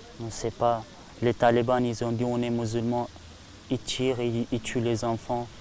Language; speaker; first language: French; non-native, learner; Persian